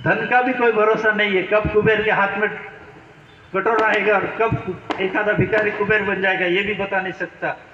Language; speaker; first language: Hindi; non-native, local second language; Marathi